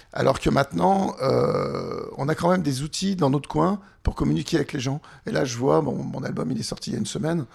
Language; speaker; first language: French; native; French